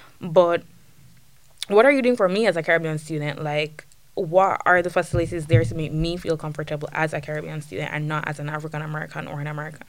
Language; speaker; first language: English; native; English